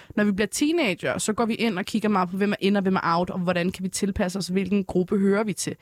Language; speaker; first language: Danish; early bilingual, other home language; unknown